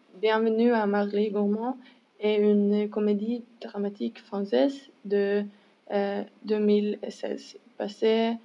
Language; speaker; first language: French; non-native, learner; English